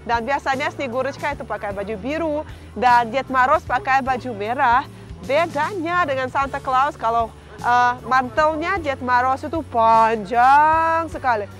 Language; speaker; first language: Indonesian; non-native, fluent; Russian